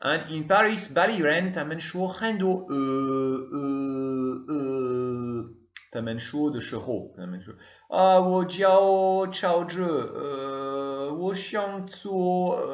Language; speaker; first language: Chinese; non-native, learner; French